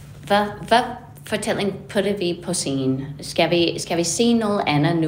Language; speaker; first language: Danish; non-native, fluent; English